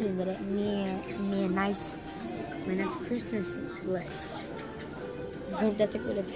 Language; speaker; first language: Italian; early bilingual, heritage; English